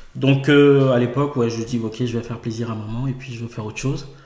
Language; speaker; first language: French; non-native, local second language; Ewe